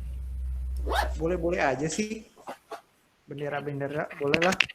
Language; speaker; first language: Indonesian; native; Indonesian